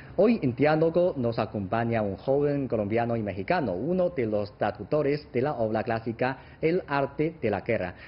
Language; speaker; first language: Spanish; non-native, fluent; Chinese